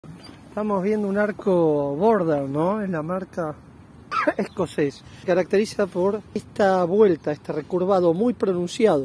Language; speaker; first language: Spanish; native; Spanish